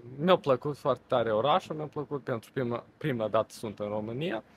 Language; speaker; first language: Romanian; non-native, local second language; Russian